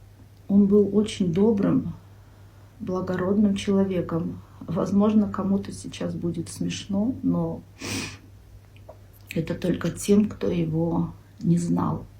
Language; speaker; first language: Russian; non-native, local second language; Kyrgyz